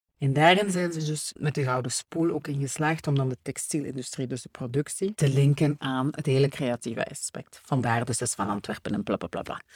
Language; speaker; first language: Dutch; native; Dutch